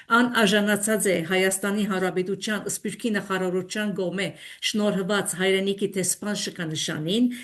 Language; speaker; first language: Armenian; early bilingual, heritage; Armenian